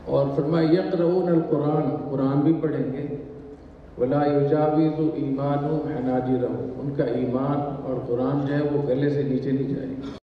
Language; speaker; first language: Urdu; native; Urdu